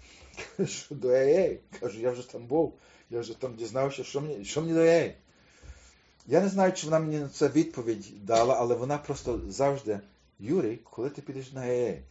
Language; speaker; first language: Ukrainian; early bilingual, heritage; Ukrainian